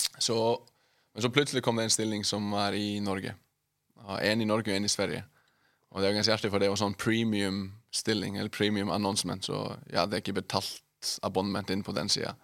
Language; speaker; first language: Norwegian; non-native, fluent; Icelandic